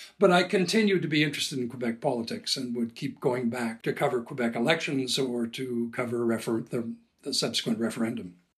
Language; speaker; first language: English; native; English